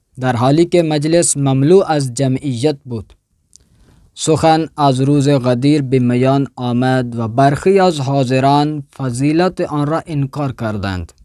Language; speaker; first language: Persian; non-native, fluent; Urdu